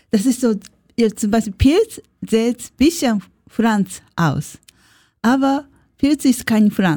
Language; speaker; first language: German; non-native, learner; Japanese